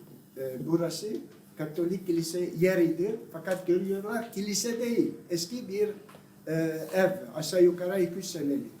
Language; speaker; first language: Turkish; non-native, learner; Italian